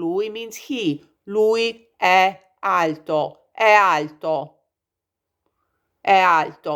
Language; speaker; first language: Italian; non-native, fluent; English